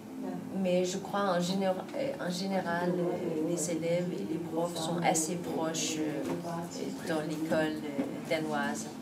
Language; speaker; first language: French; non-native, fluent; Danish